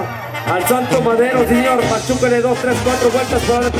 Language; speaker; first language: Spanish; native; Spanish